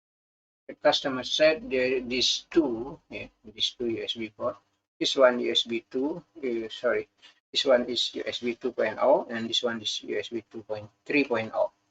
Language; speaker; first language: English; non-native, learner; Indonesian